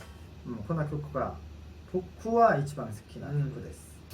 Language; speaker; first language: Japanese; non-native, learner; Korean